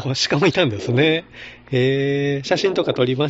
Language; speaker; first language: Japanese; native; Japanese